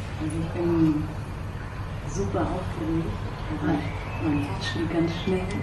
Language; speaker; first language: German; native; German